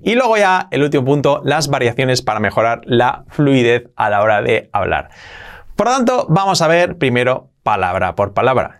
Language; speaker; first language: Spanish; native; Spanish